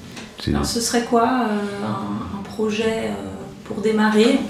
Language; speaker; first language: French; native; French